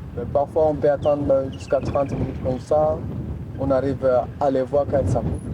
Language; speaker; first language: French; non-native, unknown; Masai